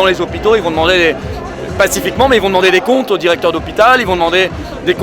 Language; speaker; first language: French; native; French